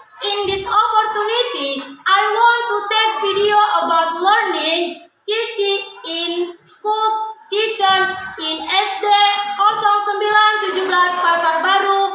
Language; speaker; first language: English; non-native, learner; Indonesian